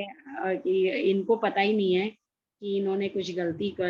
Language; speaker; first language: Hindi; native; Hindi